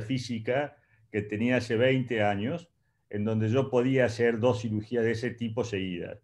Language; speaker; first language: Spanish; native; Spanish